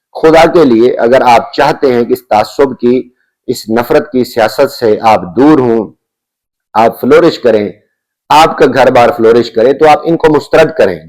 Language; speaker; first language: Urdu; non-native, local second language; Punjabi